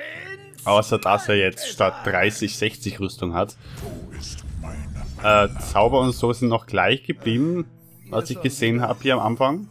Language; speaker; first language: German; native; German